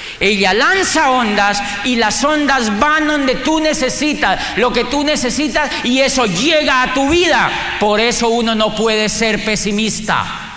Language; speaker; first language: Spanish; native; Spanish